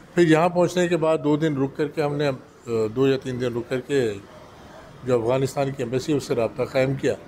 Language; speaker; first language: Urdu; native; Urdu